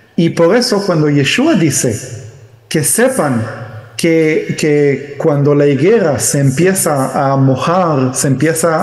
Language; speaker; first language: Spanish; early bilingual, heritage; Hebrew